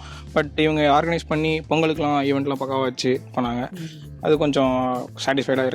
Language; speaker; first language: Tamil; native; Tamil